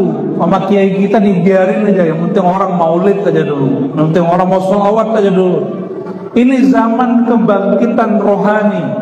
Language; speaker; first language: Indonesian; native; Indonesian